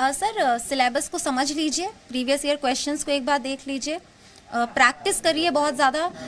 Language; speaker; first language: Hindi; native; Hindi